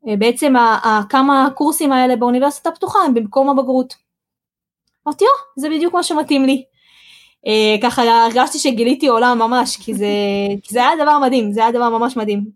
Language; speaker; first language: Hebrew; early bilingual, other home language; Russian